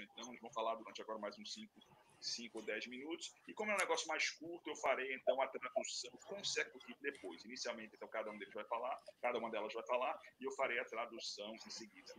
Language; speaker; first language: Portuguese; native; Portuguese